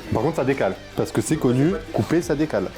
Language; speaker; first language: French; native; French